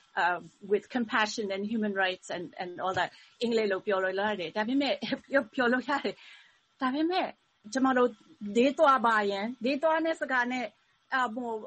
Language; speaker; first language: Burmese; non-native, learner; Thai